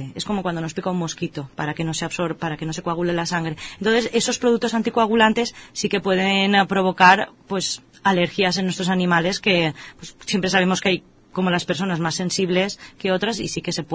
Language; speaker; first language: Spanish; native; Spanish